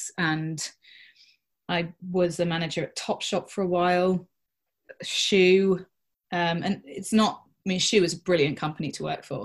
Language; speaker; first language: English; native; English